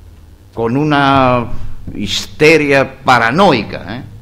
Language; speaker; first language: Spanish; non-native, fluent; Greek